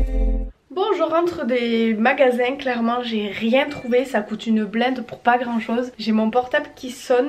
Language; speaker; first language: French; native; French